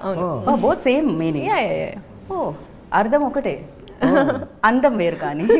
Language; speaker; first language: Telugu; native; Telugu